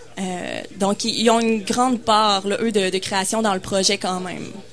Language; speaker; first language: French; native; French